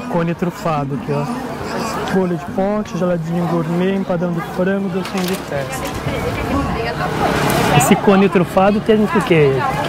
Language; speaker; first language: Portuguese; native; Portuguese